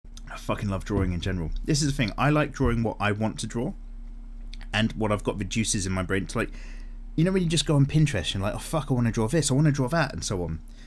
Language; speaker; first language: English; native; English